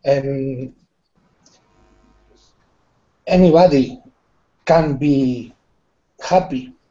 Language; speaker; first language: English; non-native, learner; Spanish